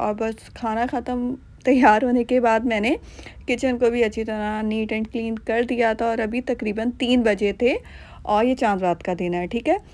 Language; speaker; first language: Urdu; native; Urdu